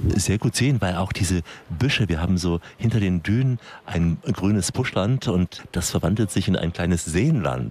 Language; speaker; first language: German; native; German